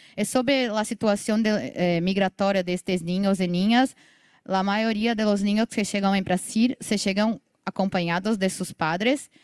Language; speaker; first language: Spanish; non-native, learner; Portuguese